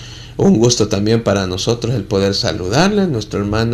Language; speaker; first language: Spanish; native; Spanish